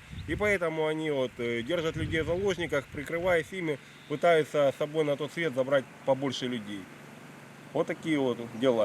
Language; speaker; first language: Russian; native; Russian